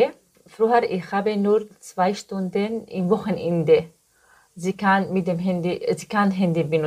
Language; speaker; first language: German; non-native, learner; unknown